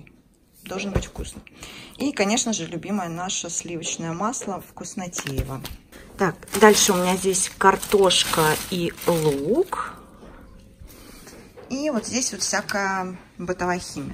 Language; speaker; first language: Russian; native; Russian